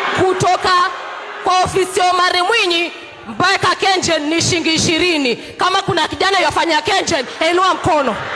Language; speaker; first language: Swahili; native; Swahili